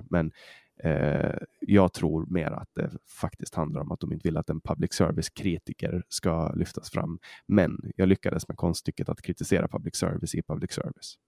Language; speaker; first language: Swedish; native; Swedish